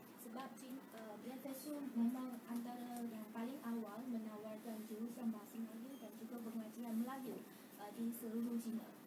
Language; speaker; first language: Malay; non-native, fluent; Chinese